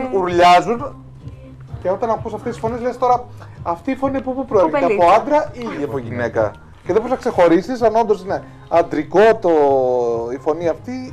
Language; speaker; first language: Greek; native; Greek